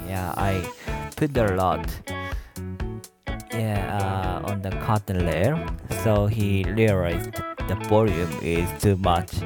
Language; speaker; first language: English; non-native, learner; Japanese